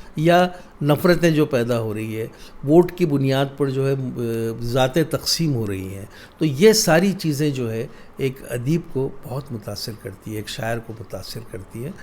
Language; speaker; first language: Urdu; native; Urdu